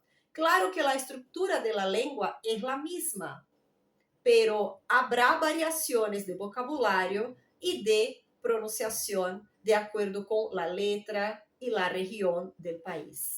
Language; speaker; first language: Spanish; non-native, fluent; Portuguese